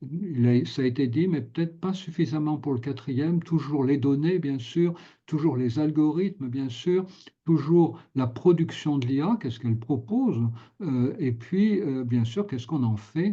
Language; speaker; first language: French; native; French